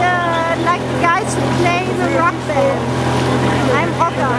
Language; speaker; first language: English; non-native, learner; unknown